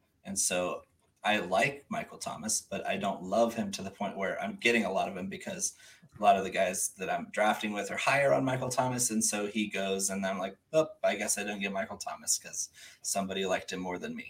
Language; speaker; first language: English; early bilingual, other home language; Spanish